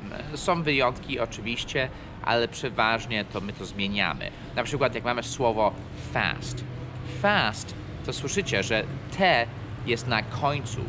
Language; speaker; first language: Polish; non-native, fluent; English